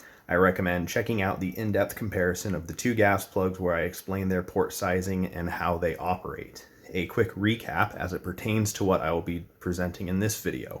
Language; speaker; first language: English; native; English